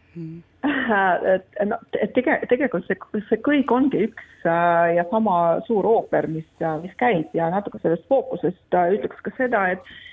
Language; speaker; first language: Estonian; non-native, local second language; Russian